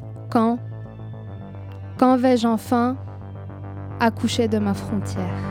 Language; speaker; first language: French; non-native, fluent; Arabic